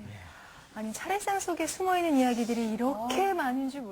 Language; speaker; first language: Korean; native; Korean